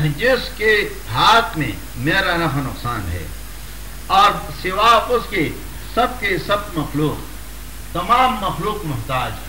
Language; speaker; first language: Urdu; non-native, local second language; Pashto